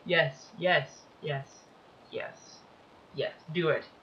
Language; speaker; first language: English; native; English